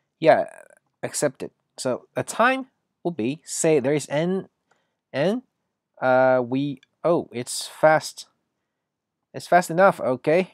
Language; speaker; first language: English; non-native, fluent; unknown